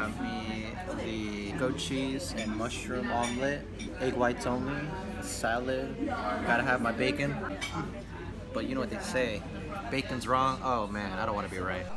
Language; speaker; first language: English; native; English